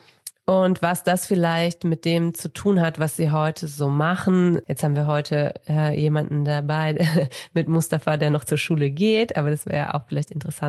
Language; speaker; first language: German; native; German